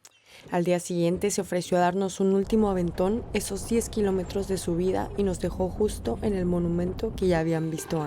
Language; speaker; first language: Spanish; native; Spanish